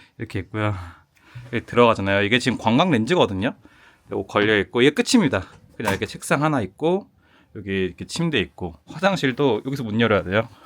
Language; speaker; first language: Korean; native; Korean